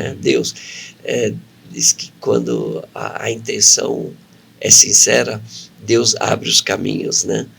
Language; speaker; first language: Portuguese; early bilingual, other home language; Arabic